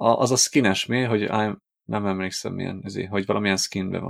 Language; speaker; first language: Hungarian; native; Hungarian